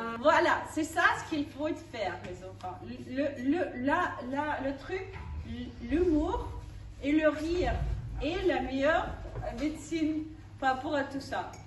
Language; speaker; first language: French; non-native, fluent; Ukrainian